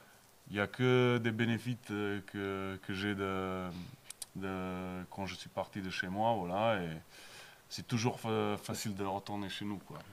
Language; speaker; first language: French; non-native, learner; Bosnian